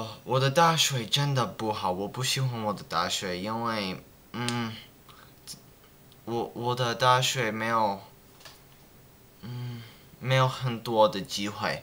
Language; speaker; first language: Chinese; non-native, learner; English